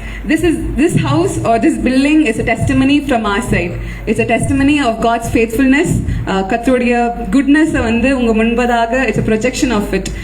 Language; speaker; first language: English; non-native, local second language; Tamil